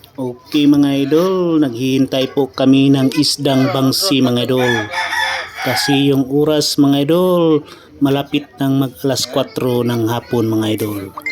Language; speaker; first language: Filipino; non-native, local second language; Cebuano